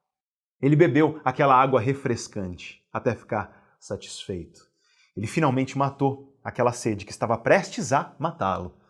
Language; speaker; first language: Portuguese; native; Portuguese